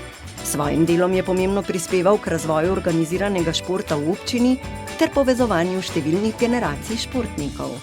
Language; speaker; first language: Slovenian; native; Slovenian